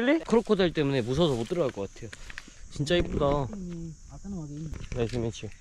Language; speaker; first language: Korean; native; Korean